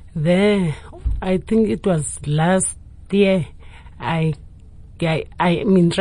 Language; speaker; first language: English; non-native, local second language; Xhosa